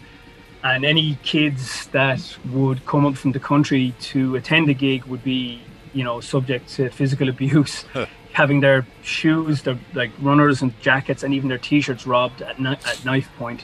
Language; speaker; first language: English; native; English